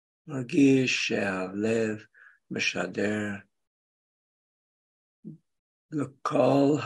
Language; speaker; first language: Hebrew; non-native, fluent; English